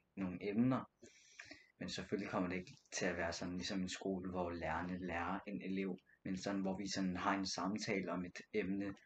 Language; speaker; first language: Danish; early bilingual, other home language; Nepali